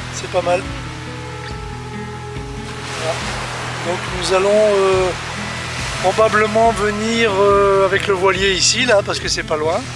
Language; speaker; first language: French; native; French